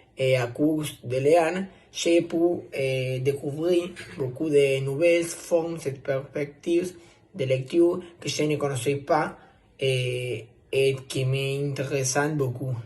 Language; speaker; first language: French; non-native, learner; Spanish